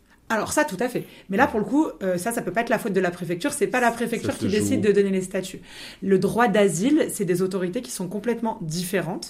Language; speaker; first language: French; native; French